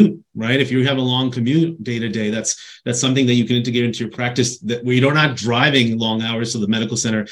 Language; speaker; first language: English; native; English